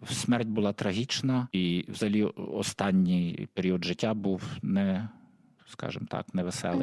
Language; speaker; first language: Ukrainian; native; Ukrainian